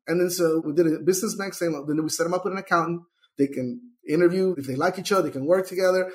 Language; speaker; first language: English; early bilingual, other home language; Spanish